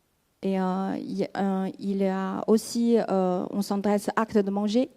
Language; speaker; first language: French; non-native, fluent; Chinese